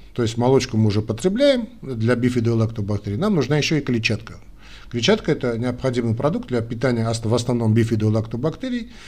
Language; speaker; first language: Russian; non-native, local second language; Armenian